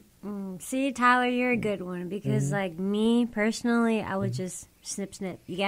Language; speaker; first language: English; native; English